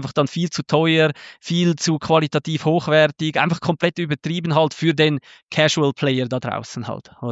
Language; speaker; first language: German; native; German